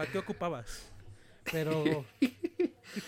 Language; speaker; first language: Spanish; native; Spanish